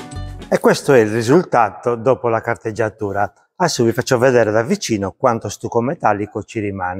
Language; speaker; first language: Italian; native; Italian